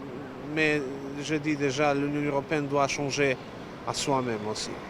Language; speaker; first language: French; non-native, learner; Serbian